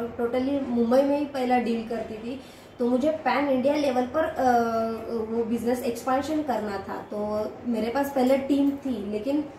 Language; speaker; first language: Hindi; non-native, local second language; Marathi